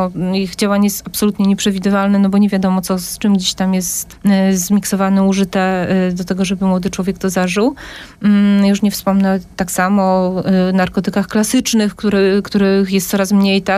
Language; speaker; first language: Polish; native; Polish